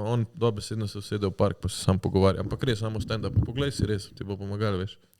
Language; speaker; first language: Slovenian; early bilingual, other home language; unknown